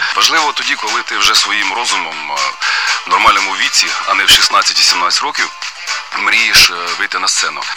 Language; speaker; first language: Ukrainian; native; Ukrainian